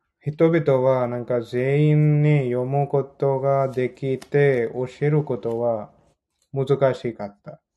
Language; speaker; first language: Japanese; non-native, learner; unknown